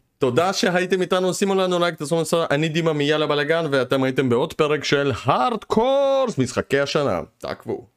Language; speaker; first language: Hebrew; early bilingual, other home language; Russian